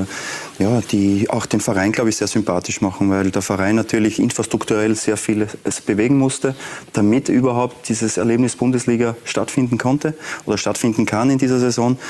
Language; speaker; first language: German; native; German